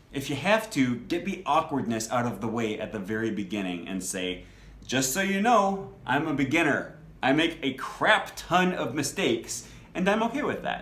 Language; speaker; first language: English; native; English